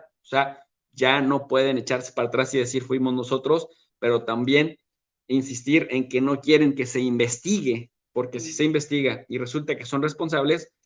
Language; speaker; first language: Spanish; native; Spanish